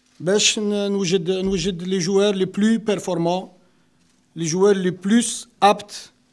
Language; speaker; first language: French; non-native, local second language; Arabic